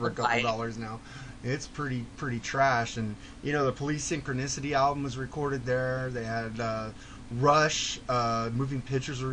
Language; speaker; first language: English; native; English